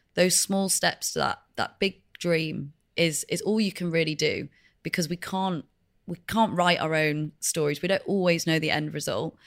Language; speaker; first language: English; native; English